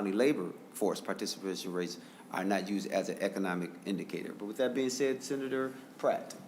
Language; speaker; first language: English; native; English